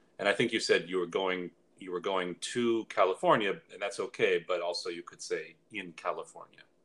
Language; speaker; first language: English; native; English